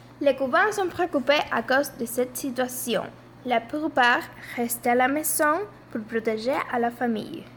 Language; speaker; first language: French; non-native, fluent; Spanish